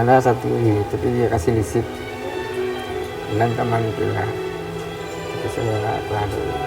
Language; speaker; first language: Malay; non-native, learner; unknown